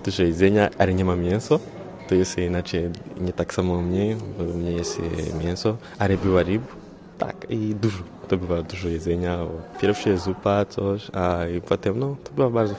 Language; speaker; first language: Polish; non-native, learner; Kinyarwanda